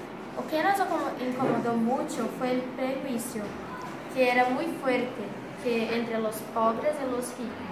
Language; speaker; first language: Spanish; non-native, learner; Portuguese